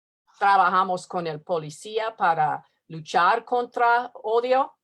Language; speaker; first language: Spanish; non-native, learner; English